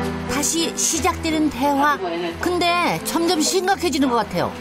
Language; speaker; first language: Korean; native; Korean